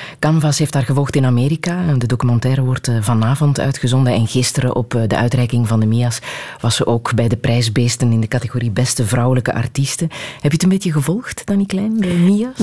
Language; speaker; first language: Dutch; native; Dutch